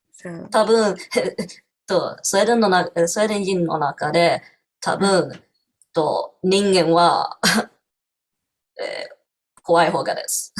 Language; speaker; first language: Japanese; non-native, learner; Swedish